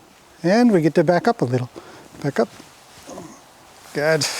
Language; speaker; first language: English; native; English